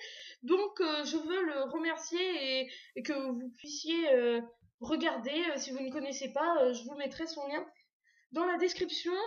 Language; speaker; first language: French; native; French